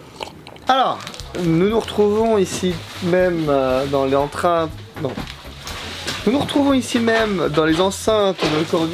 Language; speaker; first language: French; native; French